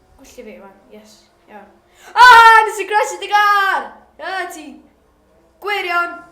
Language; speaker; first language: Welsh; native; Welsh